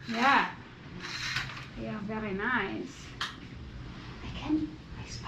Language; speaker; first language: English; non-native, learner; Spanish